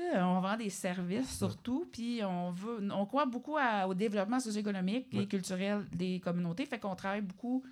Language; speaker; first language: French; native; French